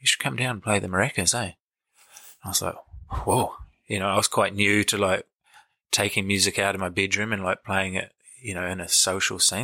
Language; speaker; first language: English; native; English